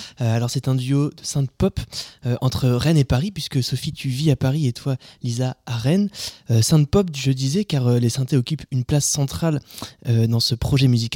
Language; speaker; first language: French; native; French